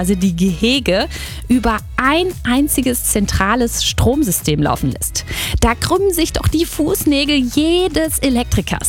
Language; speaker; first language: German; native; German